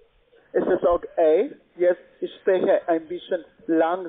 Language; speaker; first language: German; non-native, learner; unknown